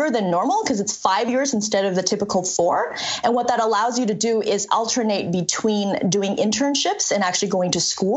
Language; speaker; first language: English; early bilingual, other home language; Chinese